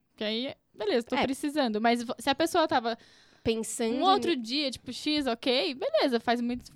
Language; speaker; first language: Portuguese; native; Portuguese